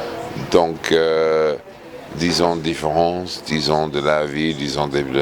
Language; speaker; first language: French; non-native, fluent; English